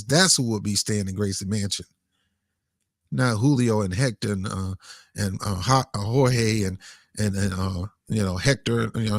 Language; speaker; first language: English; native; English